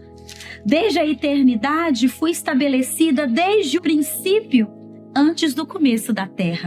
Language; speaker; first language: Portuguese; native; Portuguese